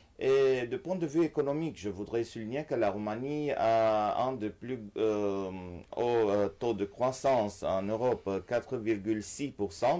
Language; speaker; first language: French; non-native, fluent; Romanian